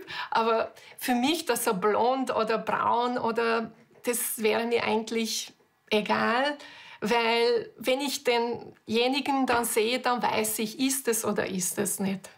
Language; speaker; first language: German; non-native, fluent; Hungarian